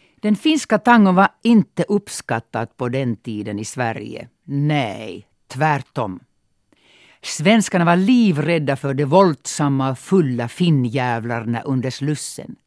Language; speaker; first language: Swedish; non-native, local second language; Finnish